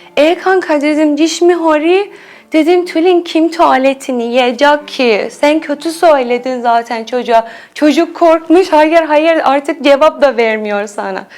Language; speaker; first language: Turkish; non-native, fluent; Persian